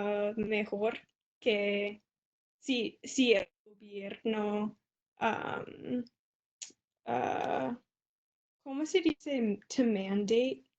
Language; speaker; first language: Spanish; non-native, learner; English